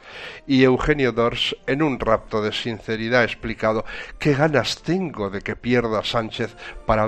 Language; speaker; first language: Spanish; native; Spanish